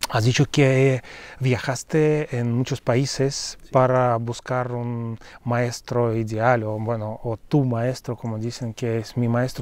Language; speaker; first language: Spanish; non-native, fluent; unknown